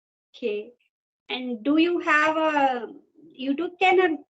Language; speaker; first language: English; non-native, fluent; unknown